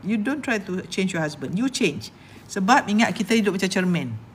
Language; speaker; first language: English; non-native, local second language; Malay